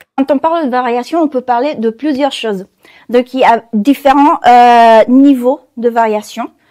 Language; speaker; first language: French; non-native, fluent; Spanish